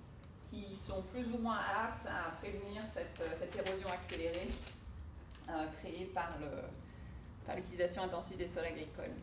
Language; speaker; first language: French; native; French